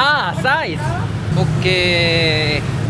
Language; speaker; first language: Japanese; non-native, learner; Korean